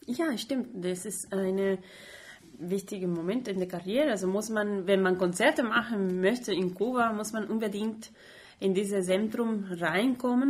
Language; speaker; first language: German; non-native, fluent; Spanish